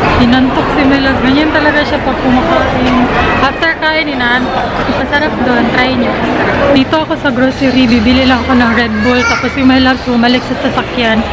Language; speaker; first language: Filipino; non-native, local second language; Cebuano